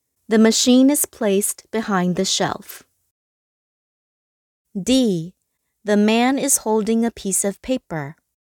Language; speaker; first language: English; non-native, fluent; Chinese